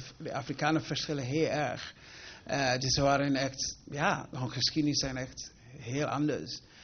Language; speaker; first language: Dutch; non-native, fluent; Mandingo